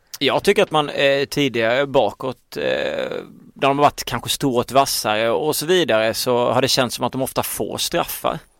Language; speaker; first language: Swedish; native; Swedish